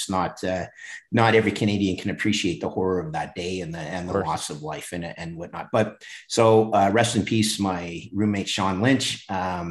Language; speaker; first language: English; native; English